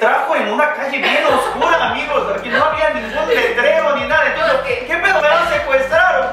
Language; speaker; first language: Spanish; non-native, fluent; Korean